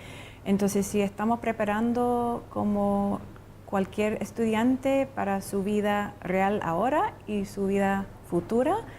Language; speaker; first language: Spanish; non-native, fluent; English